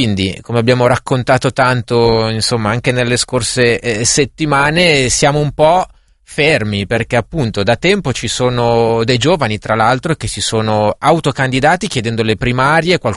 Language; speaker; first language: Italian; native; Italian